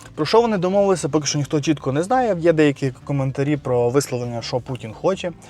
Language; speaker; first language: Ukrainian; non-native, local second language; Russian